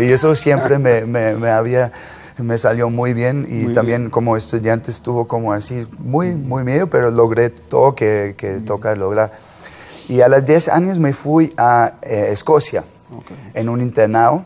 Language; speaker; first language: Spanish; non-native, fluent; German